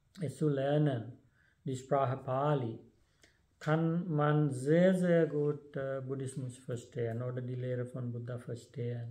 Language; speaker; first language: German; non-native, fluent; Sinhala